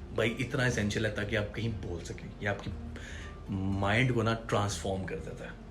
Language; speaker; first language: Urdu; non-native, local second language; Punjabi